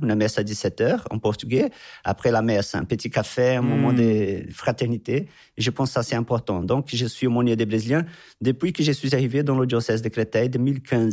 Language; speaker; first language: French; non-native, fluent; Portuguese